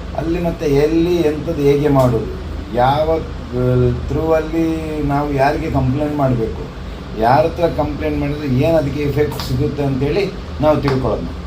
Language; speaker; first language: Kannada; non-native, local second language; Lambadi